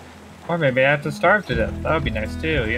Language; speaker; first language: English; native; English